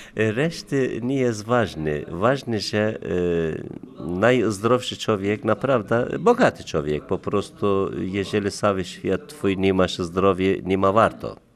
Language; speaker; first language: Polish; non-native, learner; Turkish